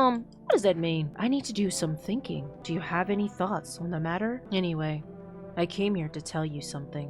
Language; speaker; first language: English; native; English